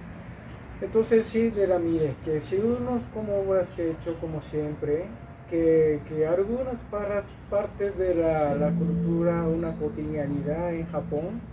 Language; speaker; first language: Spanish; non-native, learner; Japanese